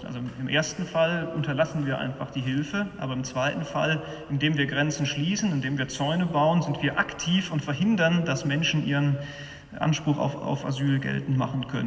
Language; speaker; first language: German; native; German